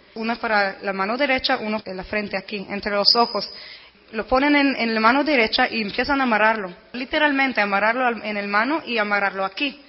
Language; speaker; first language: Spanish; non-native, fluent; Hebrew